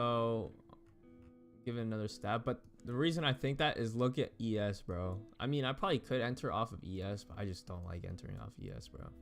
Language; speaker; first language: English; native; English